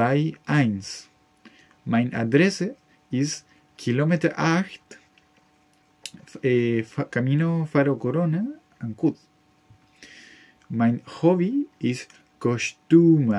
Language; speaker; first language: German; non-native, learner; Spanish